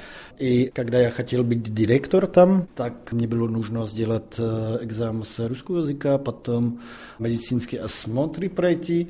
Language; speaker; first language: Russian; non-native, fluent; Czech